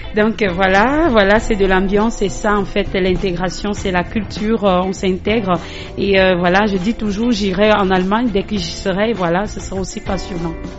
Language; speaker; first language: French; non-native, local second language; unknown